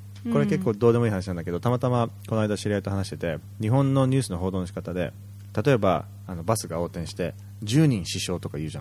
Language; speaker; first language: Japanese; early bilingual, heritage; Japanese